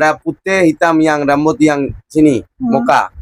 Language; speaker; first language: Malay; non-native, fluent; Bangla